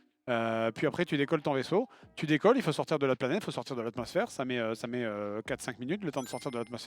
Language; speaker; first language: French; native; French